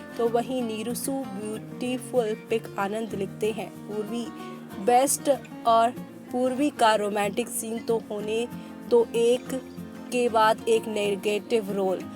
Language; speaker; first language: Hindi; native; Hindi